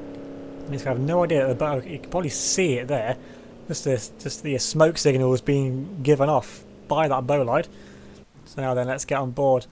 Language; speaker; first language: English; native; English